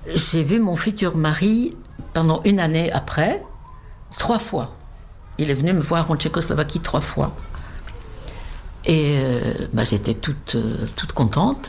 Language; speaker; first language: French; non-native, fluent; Czech